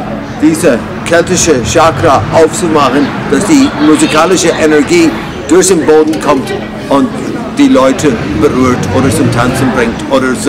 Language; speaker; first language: German; non-native, fluent; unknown